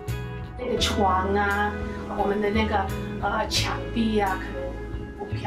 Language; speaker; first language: Chinese; non-native, fluent; English